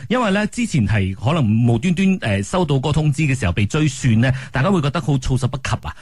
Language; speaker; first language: Cantonese; native; Cantonese